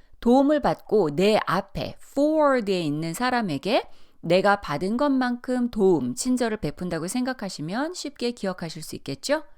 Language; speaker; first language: Korean; early bilingual, heritage; Korean